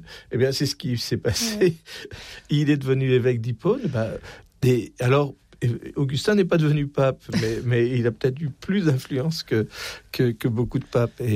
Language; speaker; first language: French; native; French